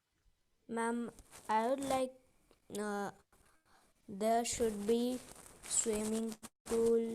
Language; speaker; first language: English; non-native, learner; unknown